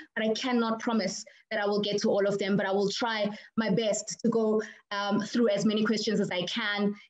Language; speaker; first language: English; non-native, local second language; Zulu